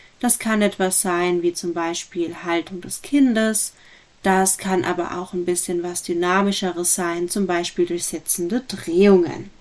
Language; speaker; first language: German; native; German